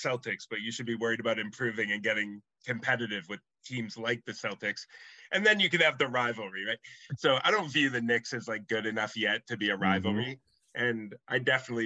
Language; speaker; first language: English; native; English